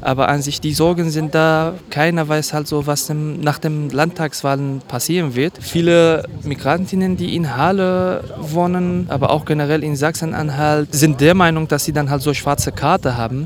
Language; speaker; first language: German; non-native, fluent; Kurdish